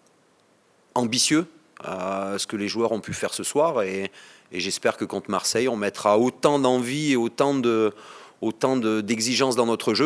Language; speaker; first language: French; native; French